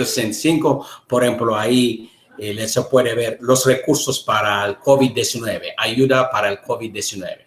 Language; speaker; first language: Spanish; non-native, learner; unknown